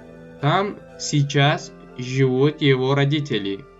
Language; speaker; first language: Russian; non-native, local second language; Tajik